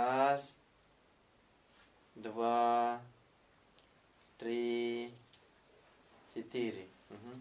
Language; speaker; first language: Russian; non-native, fluent; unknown